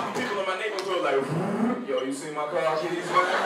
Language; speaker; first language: English; native; English